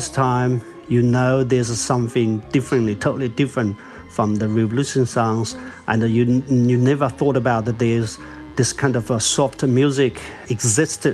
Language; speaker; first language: English; non-native, fluent; Chinese